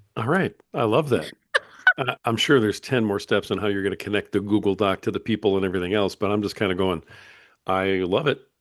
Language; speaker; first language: English; native; English